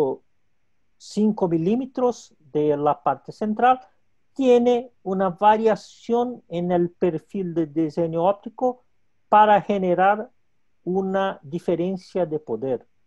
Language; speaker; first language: Spanish; non-native, local second language; Portuguese